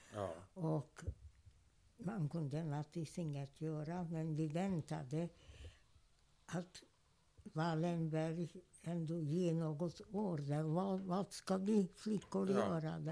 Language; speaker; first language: Swedish; non-native, fluent; Hungarian